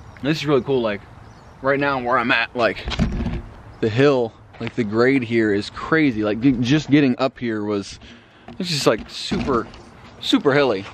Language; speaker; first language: English; native; English